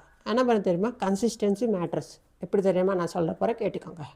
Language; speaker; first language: Tamil; non-native, local second language; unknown